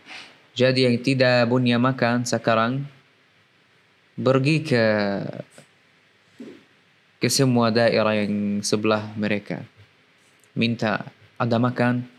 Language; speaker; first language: Indonesian; non-native, fluent; Arabic